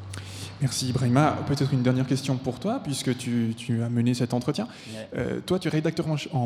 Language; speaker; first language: French; native; French